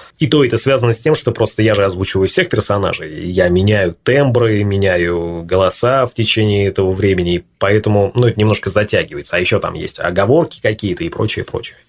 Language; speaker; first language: Russian; native; Russian